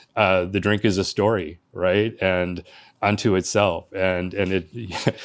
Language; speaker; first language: English; early bilingual, other home language; Spanish